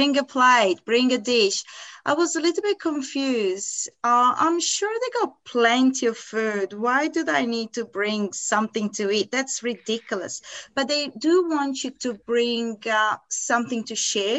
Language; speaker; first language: English; non-native, fluent; Italian